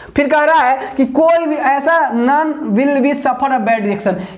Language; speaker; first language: Hindi; native; Hindi